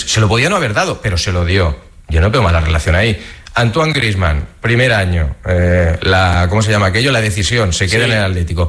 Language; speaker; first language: Spanish; native; Spanish